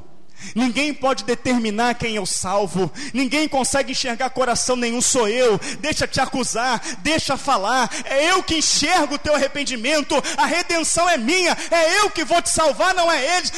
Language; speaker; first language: Portuguese; native; Portuguese